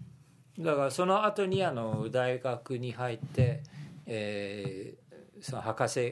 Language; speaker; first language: Japanese; non-native, fluent; English